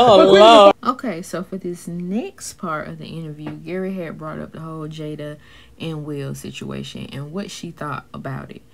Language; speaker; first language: English; native; English